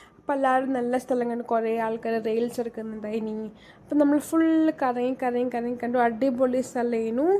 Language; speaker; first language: Malayalam; early bilingual, heritage; Malayalam